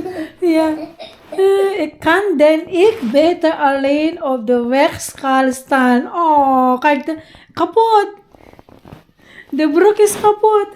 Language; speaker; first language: Dutch; non-native, learner; Iloko